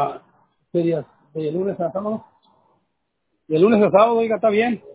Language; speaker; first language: Spanish; native; Spanish